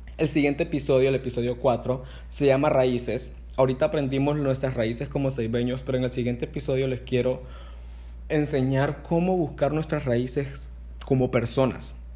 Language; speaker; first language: Spanish; non-native, local second language; English